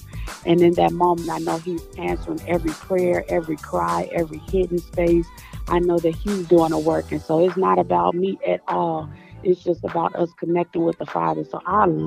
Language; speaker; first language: English; native; English